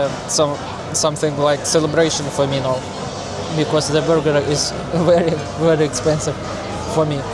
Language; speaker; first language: English; non-native, learner; Russian